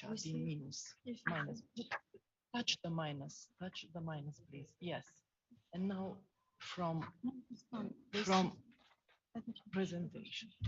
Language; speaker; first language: English; non-native, fluent; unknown